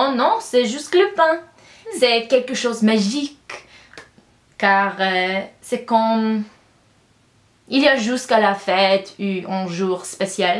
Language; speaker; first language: French; non-native, learner; English